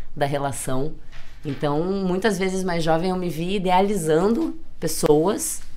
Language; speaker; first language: Portuguese; native; Portuguese